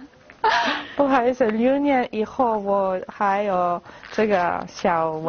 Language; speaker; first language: Chinese; non-native, learner; French